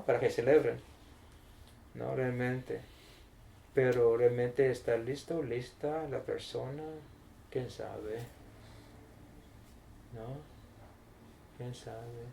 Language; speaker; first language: Spanish; non-native, learner; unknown